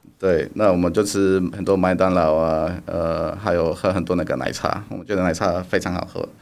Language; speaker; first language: Chinese; non-native, fluent; Spanish